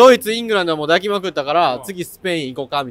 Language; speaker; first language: Japanese; native; Japanese